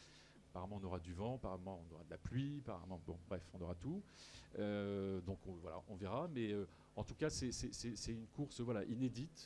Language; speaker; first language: French; native; French